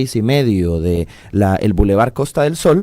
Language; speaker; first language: Spanish; native; Spanish